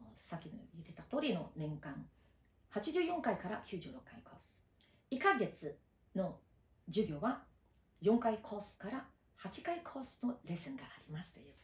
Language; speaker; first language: Japanese; non-native, fluent; Chinese